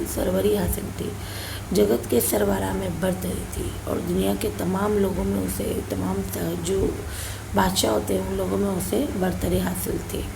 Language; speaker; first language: Urdu; native; Urdu